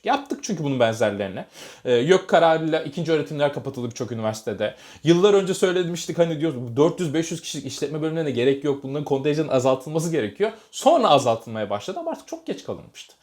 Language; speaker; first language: Turkish; native; Turkish